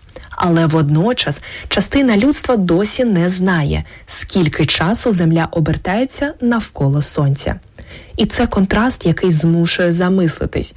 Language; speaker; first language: Ukrainian; native; Ukrainian